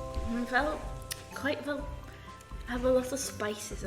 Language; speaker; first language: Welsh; non-native, local second language; English